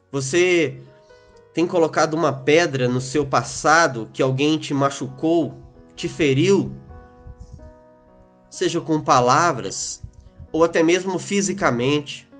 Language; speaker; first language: Portuguese; native; Portuguese